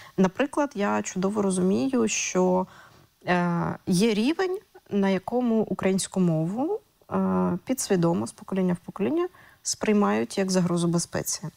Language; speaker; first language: Ukrainian; native; Ukrainian